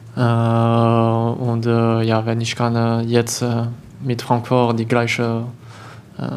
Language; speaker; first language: German; non-native, learner; French